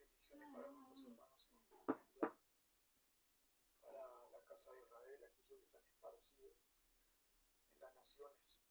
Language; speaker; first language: Spanish; native; Spanish